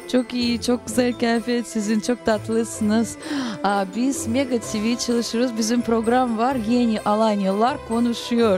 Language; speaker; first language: Turkish; non-native, learner; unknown